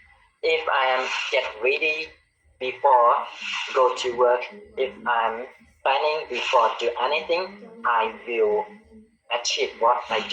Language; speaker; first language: English; non-native, learner; Khmer